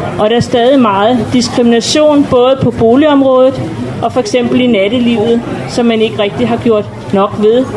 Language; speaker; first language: Danish; native; Danish